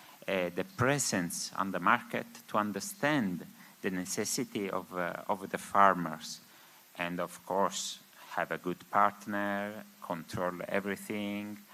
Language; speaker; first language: English; non-native, learner; Spanish